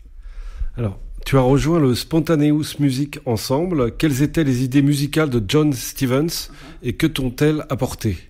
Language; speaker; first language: French; native; French